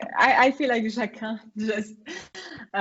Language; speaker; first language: English; non-native, fluent; French